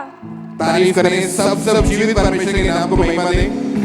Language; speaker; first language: Hindi; native; Hindi